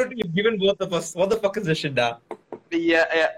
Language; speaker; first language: English; non-native, local second language; Tamil